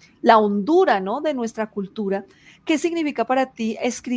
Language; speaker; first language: Spanish; native; Spanish